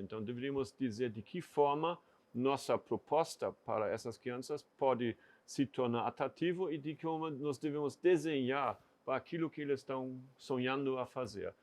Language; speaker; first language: Portuguese; non-native, fluent; German